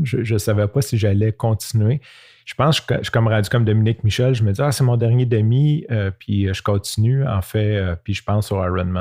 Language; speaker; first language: French; native; French